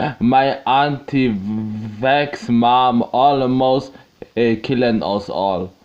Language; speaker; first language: English; non-native, learner; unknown